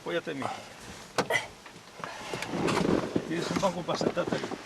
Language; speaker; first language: Spanish; native; Spanish